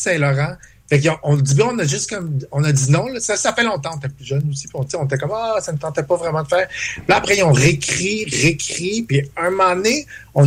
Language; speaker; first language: French; native; French